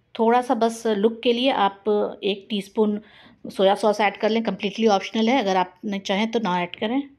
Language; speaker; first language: Hindi; native; Hindi